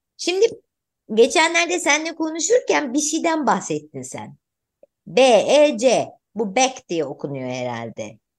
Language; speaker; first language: Turkish; native; Turkish